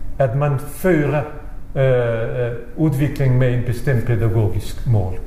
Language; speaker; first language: Danish; non-native, fluent; Bosnian